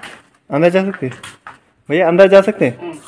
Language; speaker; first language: Hindi; non-native, local second language; Bangla